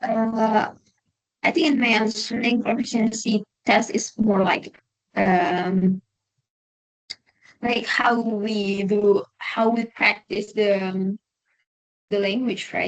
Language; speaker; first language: English; non-native, learner; Indonesian